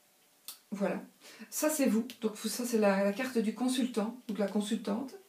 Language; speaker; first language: French; native; French